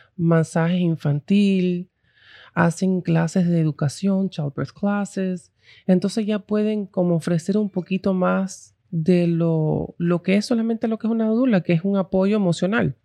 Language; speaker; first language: Spanish; early bilingual, heritage; Spanish